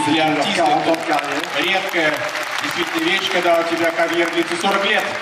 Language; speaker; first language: Russian; native; Russian